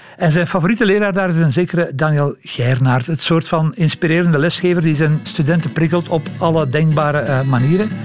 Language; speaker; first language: Dutch; native; Dutch